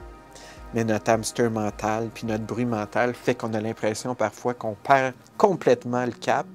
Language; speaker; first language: French; native; French